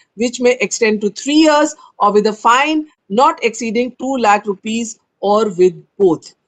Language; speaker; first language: English; non-native, local second language; Hindi